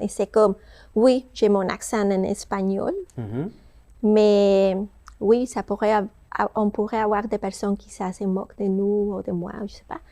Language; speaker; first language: French; non-native, fluent; Spanish